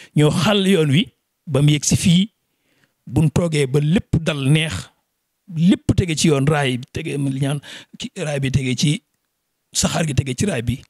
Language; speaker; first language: Wolof; native; Wolof